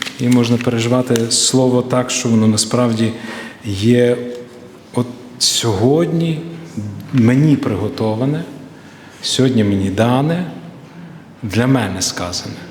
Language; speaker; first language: Ukrainian; native; Ukrainian